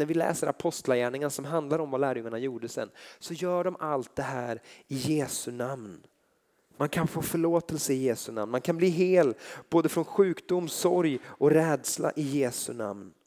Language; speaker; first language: Swedish; native; Swedish